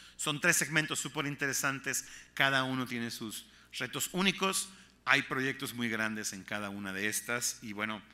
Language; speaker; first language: Spanish; native; Spanish